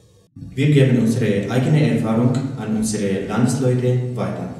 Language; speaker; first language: German; non-native, fluent; Kurdish